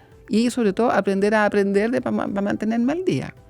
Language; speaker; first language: Spanish; native; Spanish